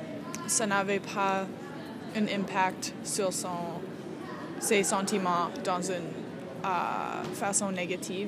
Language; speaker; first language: French; non-native, learner; English